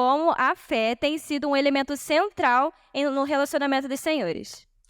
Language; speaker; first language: Portuguese; non-native, learner; Spanish